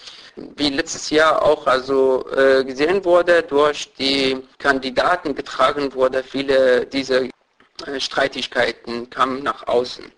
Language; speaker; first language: German; non-native, fluent; Persian